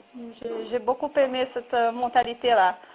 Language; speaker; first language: French; non-native, fluent; Portuguese